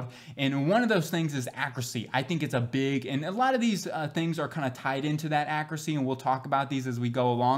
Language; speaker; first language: English; native; English